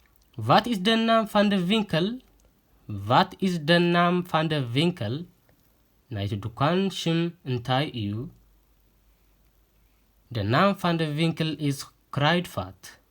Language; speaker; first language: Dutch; non-native, fluent; Tigrinya